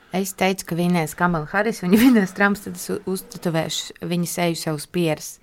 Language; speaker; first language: Latvian; native; Latvian